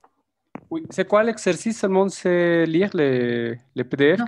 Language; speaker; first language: French; non-native, fluent; Spanish